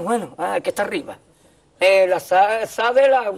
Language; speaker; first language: Spanish; native; Spanish